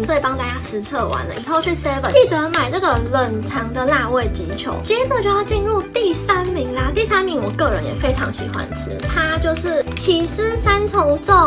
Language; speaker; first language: Chinese; native; Chinese